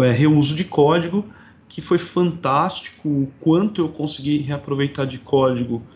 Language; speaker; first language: Portuguese; native; Portuguese